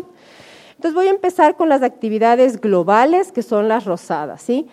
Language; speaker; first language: Spanish; native; Spanish